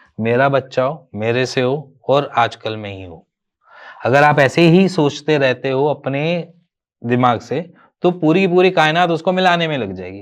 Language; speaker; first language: Hindi; native; Hindi